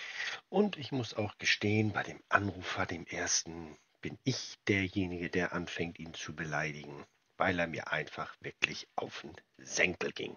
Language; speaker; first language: German; native; German